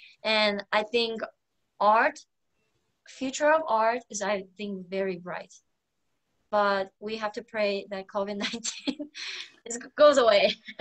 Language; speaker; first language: English; non-native, fluent; Korean